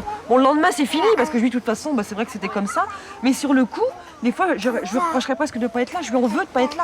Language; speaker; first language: French; native; French